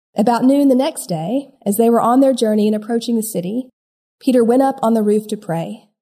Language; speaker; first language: English; native; English